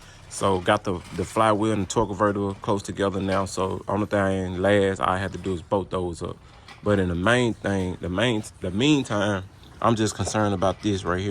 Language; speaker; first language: English; native; English